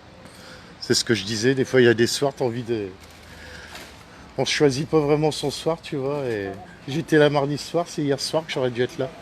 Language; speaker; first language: French; native; French